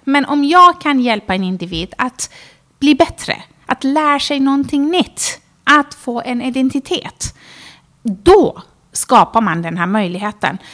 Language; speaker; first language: Swedish; non-native, fluent; Persian